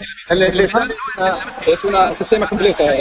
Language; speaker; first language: Spanish; non-native, fluent; Arabic